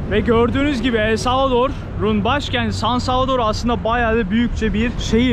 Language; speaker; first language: Turkish; native; Turkish